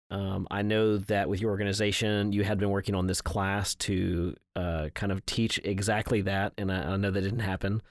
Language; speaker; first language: English; native; English